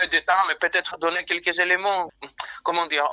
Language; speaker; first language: French; non-native, fluent; Greek